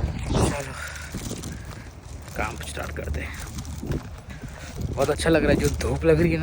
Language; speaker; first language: Hindi; native; Hindi